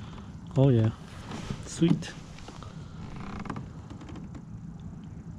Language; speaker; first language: English; native; English